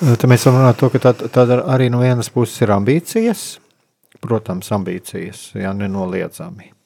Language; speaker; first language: Latvian; native; Latvian